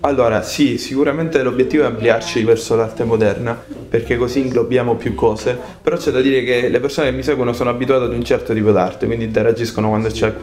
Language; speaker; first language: Italian; native; Italian